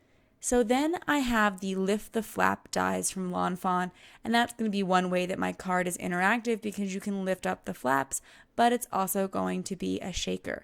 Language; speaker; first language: English; native; English